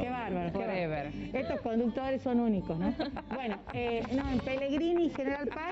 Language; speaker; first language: Spanish; native; Spanish